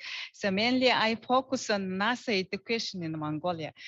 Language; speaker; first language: English; non-native, learner; Mongolian